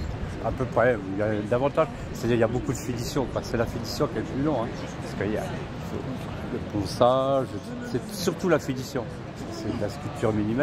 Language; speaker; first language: French; native; French